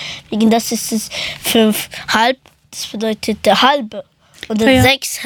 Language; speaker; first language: German; early bilingual, other home language; Persian